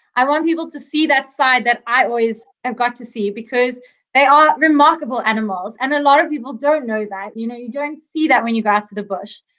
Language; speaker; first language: English; native; English